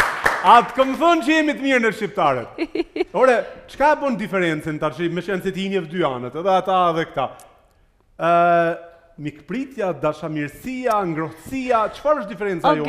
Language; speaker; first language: Albanian; native; Albanian